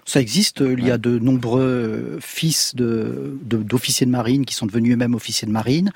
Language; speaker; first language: French; native; French